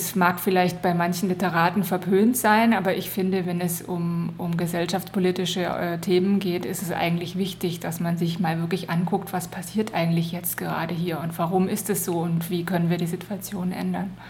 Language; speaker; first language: German; native; German